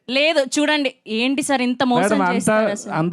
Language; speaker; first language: Telugu; native; Telugu